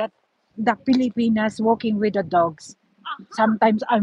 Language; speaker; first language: English; non-native, learner; Filipino